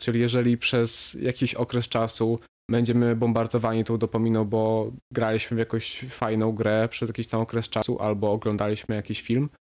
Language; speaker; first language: Polish; native; Polish